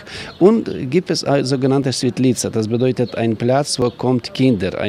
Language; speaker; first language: German; non-native, learner; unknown